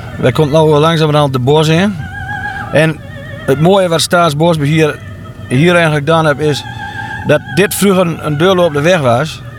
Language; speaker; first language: Dutch; native; Dutch